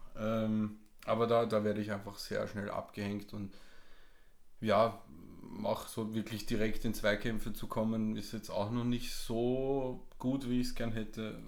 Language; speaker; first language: German; native; German